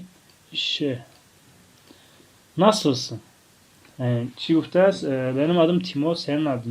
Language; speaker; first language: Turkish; non-native, fluent; Tajik